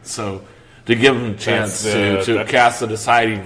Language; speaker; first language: English; native; English